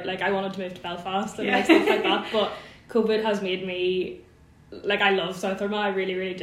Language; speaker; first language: English; native; English